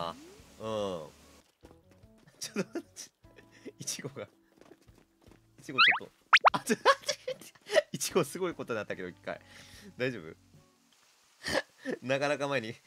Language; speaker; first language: Japanese; native; Japanese